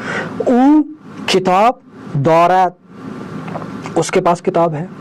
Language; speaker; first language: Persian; non-native, fluent; Urdu